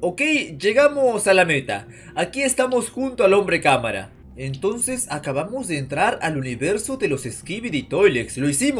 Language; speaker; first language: Spanish; native; Spanish